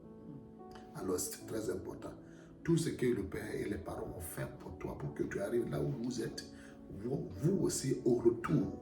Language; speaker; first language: French; non-native, fluent; Akan